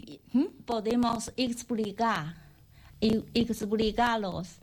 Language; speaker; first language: Spanish; non-native, learner; Chinese